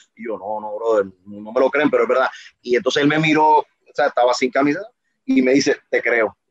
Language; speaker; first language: Spanish; native; Spanish